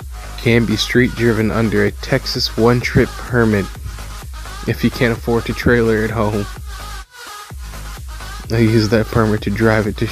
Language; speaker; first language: English; native; English